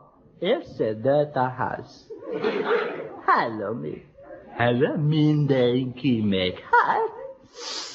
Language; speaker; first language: Hungarian; non-native, learner; Russian